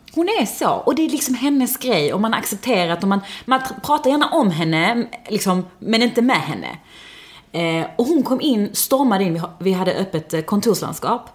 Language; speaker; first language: Swedish; early bilingual, other home language; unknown